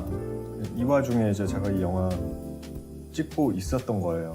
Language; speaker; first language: Korean; early bilingual, heritage; Korean